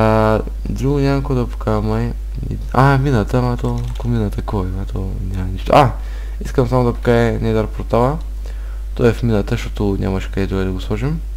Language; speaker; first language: Bulgarian; native; Bulgarian